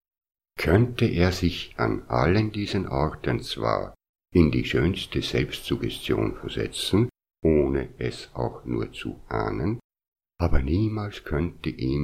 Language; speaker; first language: German; native; German